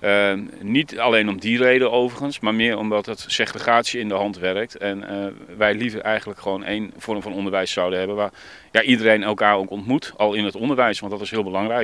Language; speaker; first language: Dutch; native; Dutch